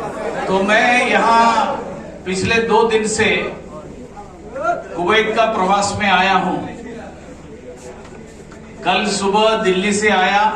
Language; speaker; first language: Hindi; non-native, local second language; Malayalam